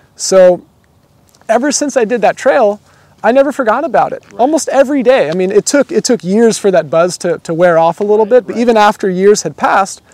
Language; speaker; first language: English; native; English